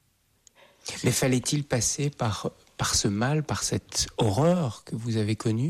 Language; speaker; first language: French; native; French